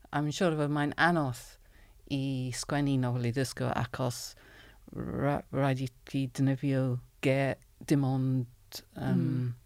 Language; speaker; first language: Welsh; non-native, learner; English